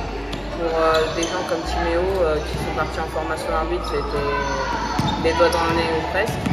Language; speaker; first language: French; native; French